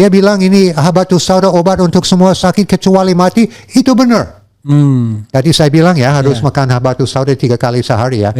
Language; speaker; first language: Indonesian; non-native, learner; English